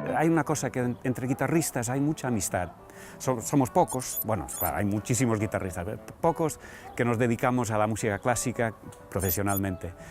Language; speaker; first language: Spanish; early bilingual, other home language; English